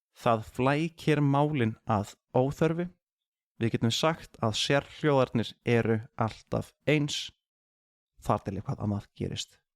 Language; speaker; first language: Icelandic; native; Icelandic